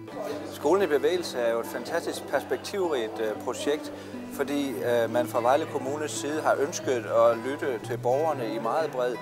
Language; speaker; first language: Danish; native; Danish